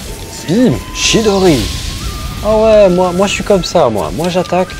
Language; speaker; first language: French; early bilingual, other home language; Vietnamese